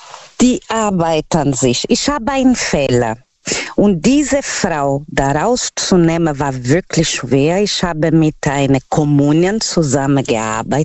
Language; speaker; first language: German; non-native, learner; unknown